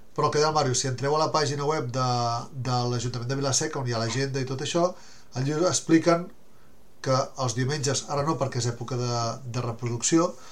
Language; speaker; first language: Catalan; native; Catalan